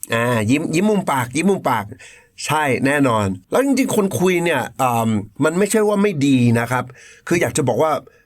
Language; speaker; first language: Thai; native; Thai